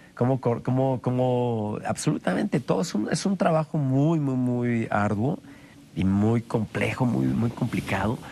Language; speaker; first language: Spanish; native; Spanish